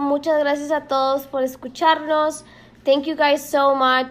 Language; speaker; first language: Spanish; early bilingual, heritage; Spanish